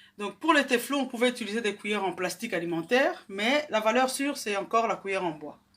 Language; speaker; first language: French; non-native, local second language; Lingala